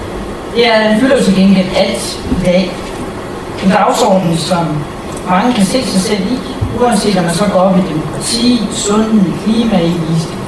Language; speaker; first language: Danish; native; Danish